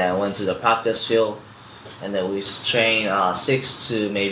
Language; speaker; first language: English; non-native, fluent; Japanese